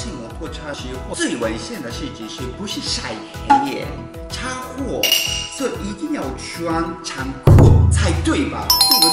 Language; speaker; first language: Chinese; non-native, fluent; Japanese